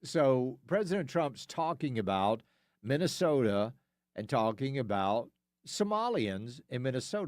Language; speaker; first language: English; native; English